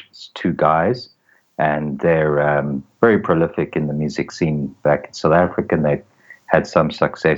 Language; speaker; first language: English; native; English